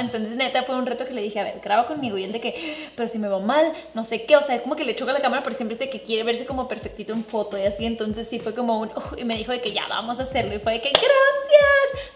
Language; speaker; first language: Spanish; native; Spanish